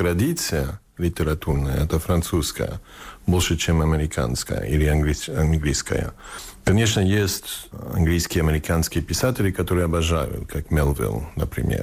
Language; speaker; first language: Russian; non-native, fluent; English